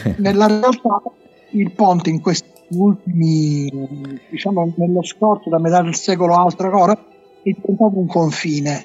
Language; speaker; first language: Italian; native; Italian